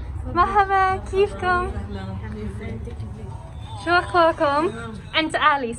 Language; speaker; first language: Arabic; non-native, learner; English